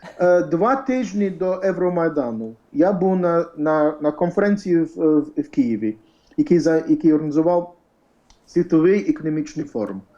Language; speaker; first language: Ukrainian; early bilingual, heritage; English